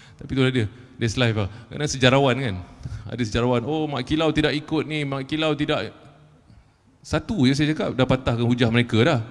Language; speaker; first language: Malay; native; Malay